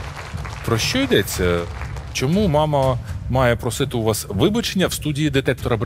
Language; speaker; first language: Ukrainian; native; Ukrainian